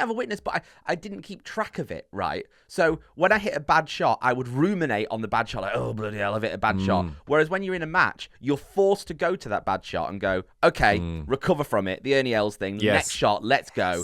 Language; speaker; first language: English; native; English